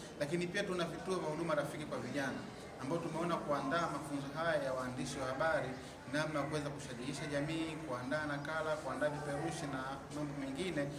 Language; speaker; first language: Swahili; native; Swahili